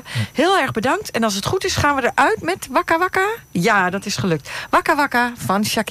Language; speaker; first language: Dutch; native; Dutch